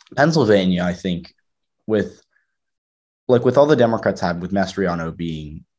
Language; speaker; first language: English; native; English